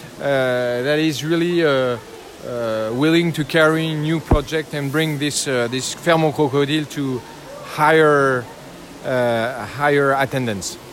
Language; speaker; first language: English; non-native, learner; French